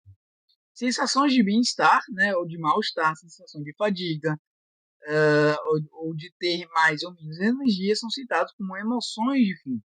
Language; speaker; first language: Portuguese; native; Portuguese